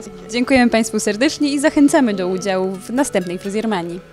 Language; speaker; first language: Polish; native; Polish